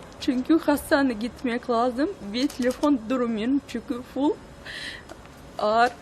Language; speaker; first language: Turkish; non-native, learner; Russian